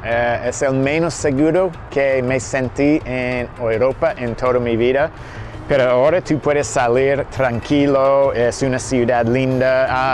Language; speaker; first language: Spanish; non-native, fluent; English